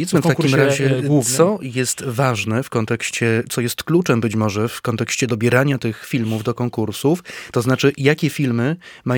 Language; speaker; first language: Polish; native; Polish